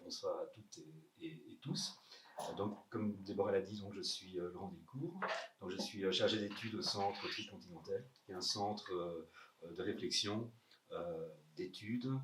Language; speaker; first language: French; native; French